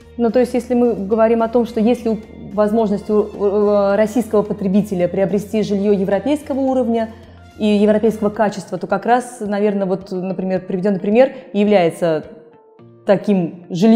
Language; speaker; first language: Russian; native; Russian